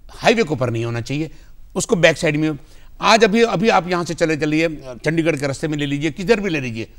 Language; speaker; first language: Hindi; native; Hindi